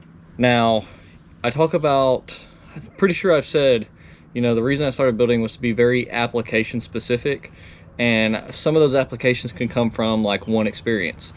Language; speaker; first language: English; native; English